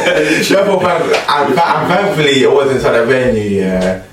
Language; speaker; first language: English; native; English